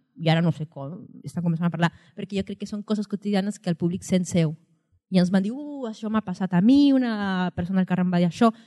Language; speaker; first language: Catalan; non-native, fluent; Spanish